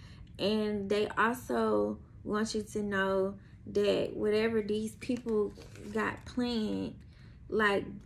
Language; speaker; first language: English; native; English